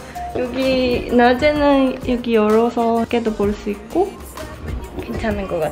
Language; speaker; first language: Korean; non-native, fluent; Japanese